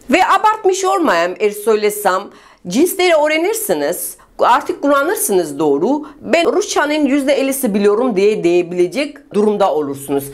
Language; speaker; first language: Turkish; non-native, fluent; Russian